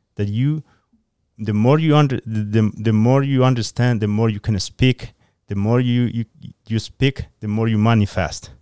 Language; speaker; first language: English; non-native, fluent; Spanish